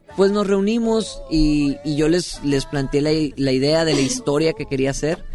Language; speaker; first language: Spanish; native; Spanish